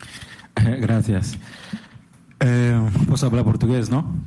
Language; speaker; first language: Spanish; non-native, learner; Portuguese